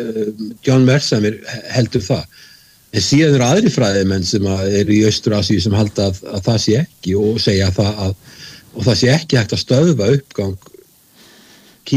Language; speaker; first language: Icelandic; native; Icelandic